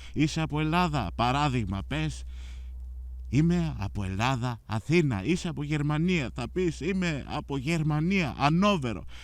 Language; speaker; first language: Greek; early bilingual, heritage; Greek